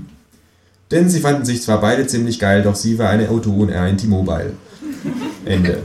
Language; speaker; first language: German; native; German